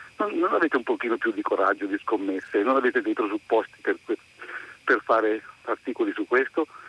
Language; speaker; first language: Italian; native; Italian